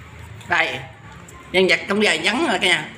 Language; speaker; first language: Vietnamese; native; Vietnamese